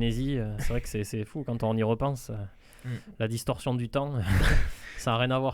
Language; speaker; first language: French; native; French